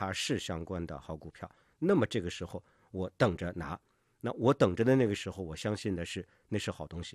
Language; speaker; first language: Chinese; native; Chinese